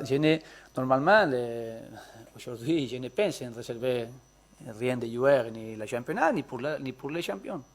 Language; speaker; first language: French; non-native, learner; Spanish